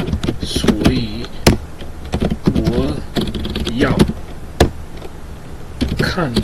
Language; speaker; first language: Chinese; non-native, learner; English